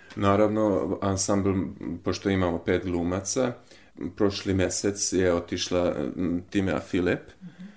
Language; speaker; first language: Serbian; non-native, local second language; Hungarian